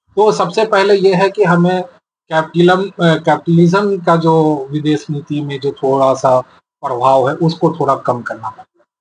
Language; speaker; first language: Hindi; native; Hindi